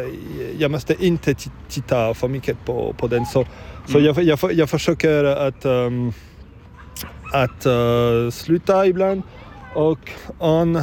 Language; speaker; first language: Swedish; non-native, learner; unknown